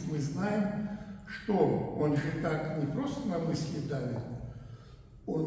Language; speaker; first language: Russian; native; Russian